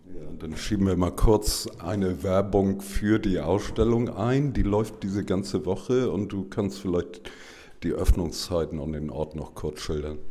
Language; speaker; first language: German; native; German